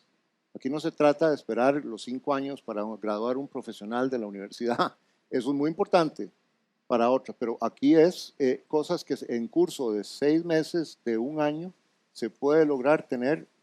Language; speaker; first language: Spanish; native; Spanish